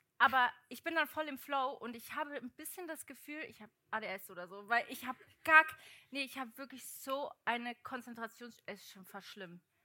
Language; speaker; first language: German; early bilingual, other home language; Portuguese